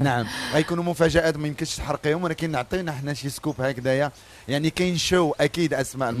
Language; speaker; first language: Arabic; native; Arabic